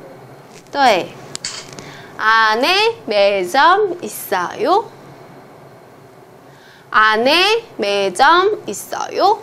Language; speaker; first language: Korean; non-native, fluent; Chinese